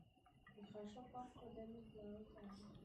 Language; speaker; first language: German; non-native, learner; Portuguese